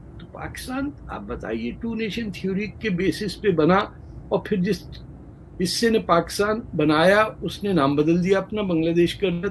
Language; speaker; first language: Urdu; native; Urdu